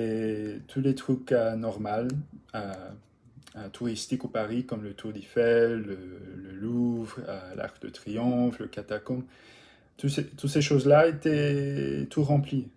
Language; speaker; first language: French; non-native, learner; English